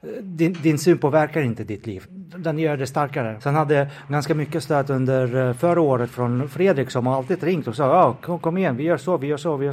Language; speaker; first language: Swedish; non-native, fluent; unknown